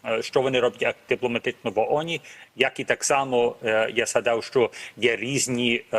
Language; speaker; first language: Ukrainian; early bilingual, heritage; Ukrainian